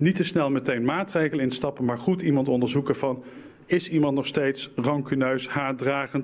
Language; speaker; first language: Dutch; native; Dutch